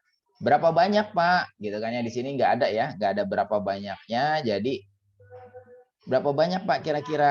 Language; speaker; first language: Indonesian; native; Indonesian